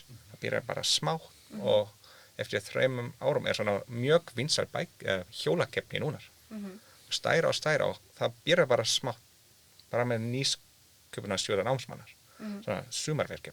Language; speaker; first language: Icelandic; non-native, learner; German